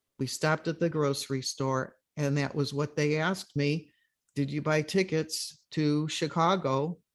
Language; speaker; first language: English; native; English